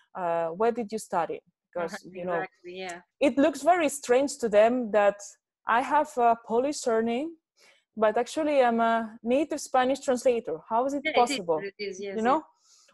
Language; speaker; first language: English; non-native, fluent; Spanish